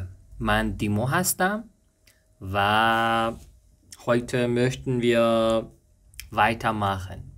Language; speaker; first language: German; non-native, fluent; Persian